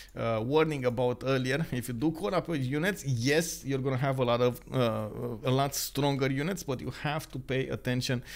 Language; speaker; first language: English; non-native, fluent; Romanian